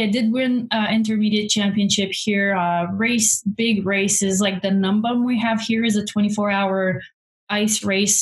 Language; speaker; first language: English; native; English